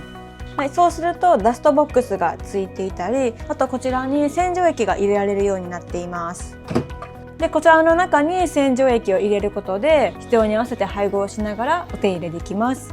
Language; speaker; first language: Japanese; native; Japanese